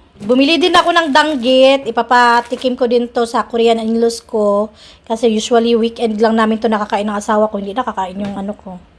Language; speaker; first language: Filipino; non-native, local second language; Cebuano